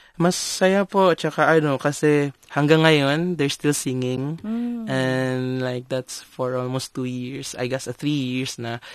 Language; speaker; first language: Filipino; non-native, local second language; Cebuano